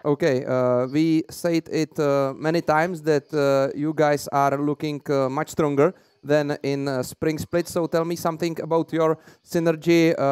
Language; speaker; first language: English; non-native, fluent; Czech